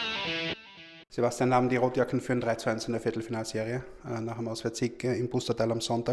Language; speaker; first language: German; native; German